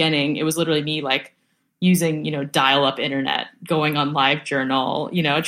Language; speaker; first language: English; early bilingual, other home language; Vietnamese